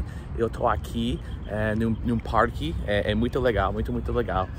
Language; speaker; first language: Portuguese; non-native, fluent; English